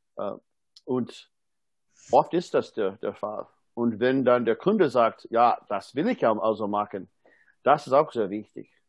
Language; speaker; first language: German; non-native, fluent; English